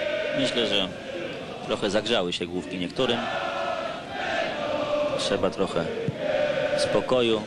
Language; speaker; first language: Polish; native; Polish